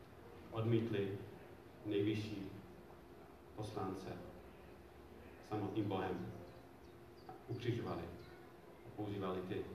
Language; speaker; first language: Czech; non-native, fluent; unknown